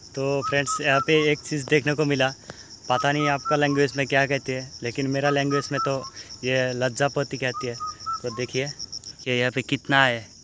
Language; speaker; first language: Hindi; non-native, local second language; Bangla